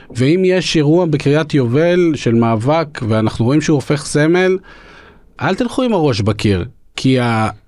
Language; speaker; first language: Hebrew; early bilingual, other home language; Russian